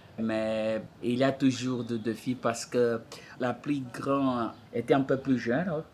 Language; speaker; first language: French; non-native, fluent; Portuguese